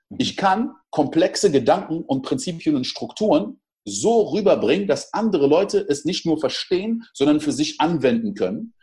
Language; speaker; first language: German; early bilingual, other home language; French